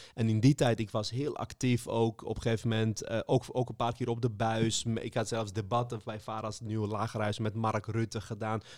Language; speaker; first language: Dutch; early bilingual, other home language; Armenian